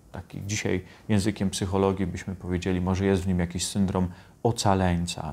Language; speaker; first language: Polish; native; Polish